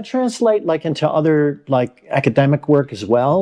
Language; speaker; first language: English; native; English